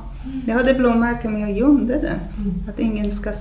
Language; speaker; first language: Swedish; non-native, fluent; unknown